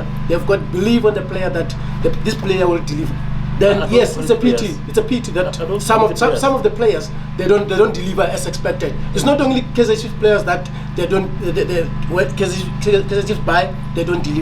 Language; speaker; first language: English; non-native, local second language; Northern Sotho